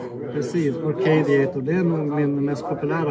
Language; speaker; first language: Swedish; native; Swedish